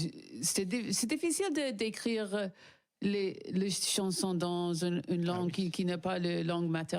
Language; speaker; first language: French; non-native, learner; English